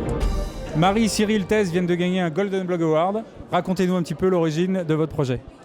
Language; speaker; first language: French; native; French